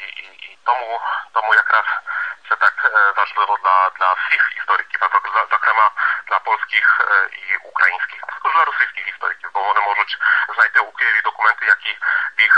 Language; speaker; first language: Ukrainian; non-native, fluent; Polish